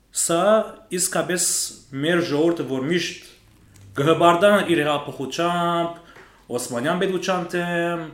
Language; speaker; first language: Armenian; early bilingual, heritage; Armenian